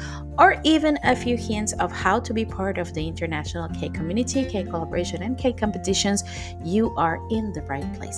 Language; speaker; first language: English; non-native, fluent; Spanish